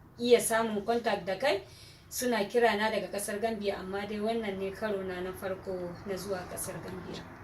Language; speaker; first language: Hausa; non-native, local second language; Fula